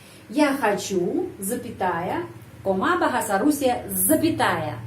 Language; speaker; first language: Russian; non-native, fluent; Indonesian